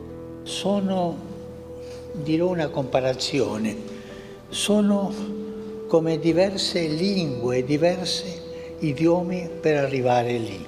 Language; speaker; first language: Italian; non-native, fluent; Spanish